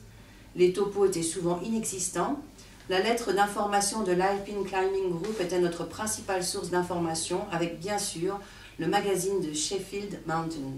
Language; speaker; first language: French; native; French